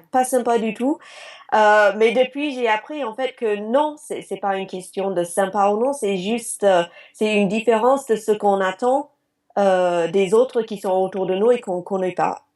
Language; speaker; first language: French; non-native, fluent; English